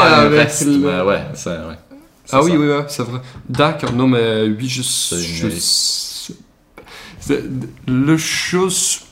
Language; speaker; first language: French; non-native, learner; Swedish